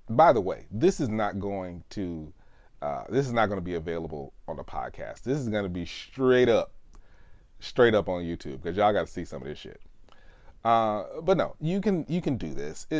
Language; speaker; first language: English; native; English